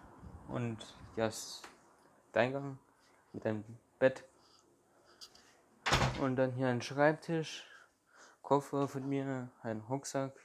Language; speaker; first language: German; native; German